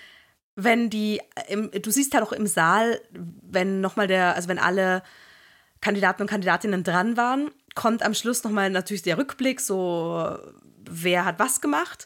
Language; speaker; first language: German; native; German